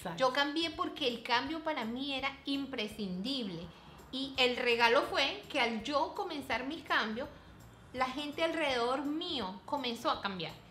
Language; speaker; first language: Spanish; native; Spanish